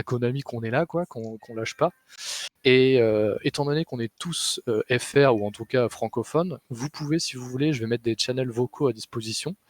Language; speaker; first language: French; native; French